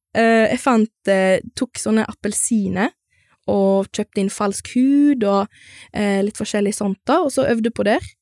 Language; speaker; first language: Norwegian; native; Norwegian